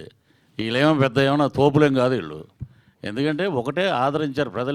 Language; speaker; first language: Telugu; native; Telugu